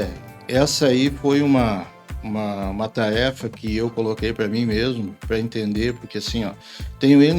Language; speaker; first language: Portuguese; native; Portuguese